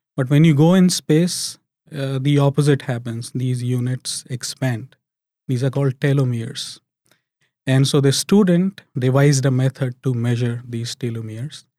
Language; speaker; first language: English; non-native, local second language; Hindi